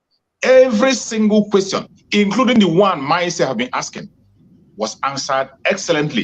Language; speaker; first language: English; non-native, local second language; Igbo